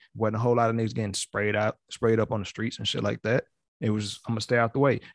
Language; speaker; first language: English; native; English